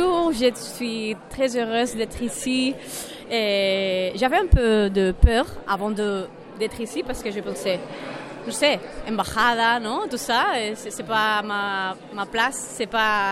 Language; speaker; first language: French; non-native, learner; Spanish